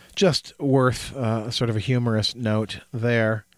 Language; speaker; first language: English; native; English